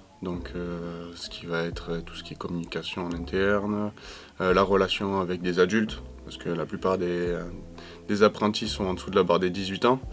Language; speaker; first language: French; native; French